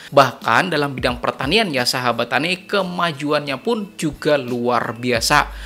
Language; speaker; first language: Indonesian; native; Indonesian